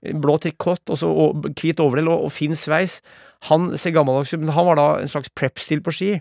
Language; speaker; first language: Norwegian; native; Norwegian